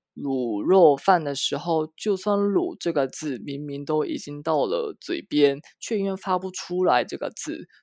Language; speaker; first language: Chinese; non-native, fluent; Japanese